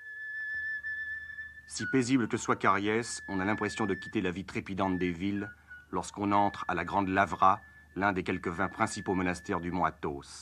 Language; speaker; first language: French; native; French